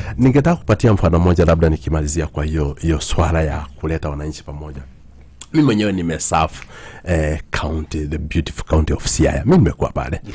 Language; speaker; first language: Swahili; non-native, local second language; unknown